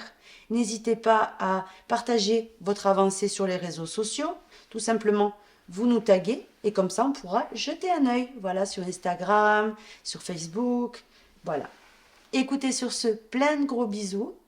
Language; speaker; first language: French; native; French